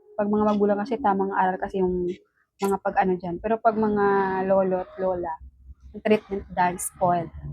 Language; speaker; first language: Filipino; non-native, local second language; Cebuano